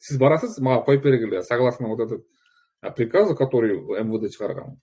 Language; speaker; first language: Russian; non-native, local second language; Kyrgyz